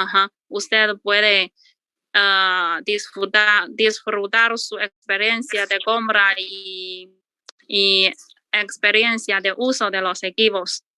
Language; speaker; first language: Spanish; non-native, learner; Chinese